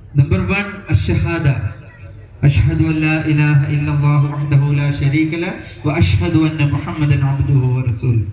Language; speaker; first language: Urdu; non-native, local second language; Malayalam